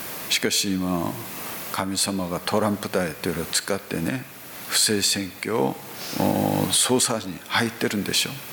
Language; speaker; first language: Japanese; non-native, fluent; Korean